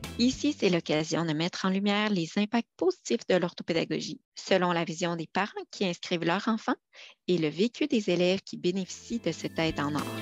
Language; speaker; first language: French; native; French